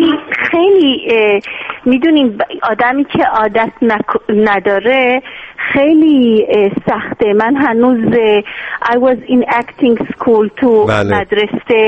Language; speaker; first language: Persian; early bilingual, heritage; Persian